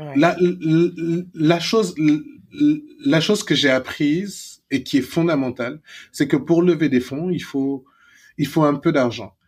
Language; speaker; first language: French; non-native, local second language; Wolof